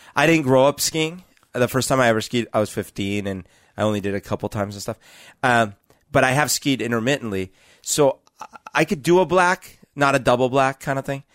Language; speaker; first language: English; non-native, fluent; Spanish